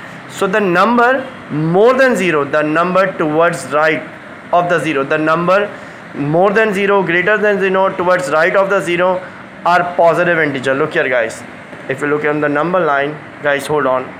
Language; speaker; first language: English; non-native, local second language; Hindi